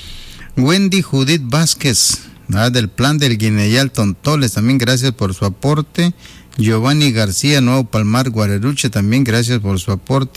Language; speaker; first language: Spanish; native; Spanish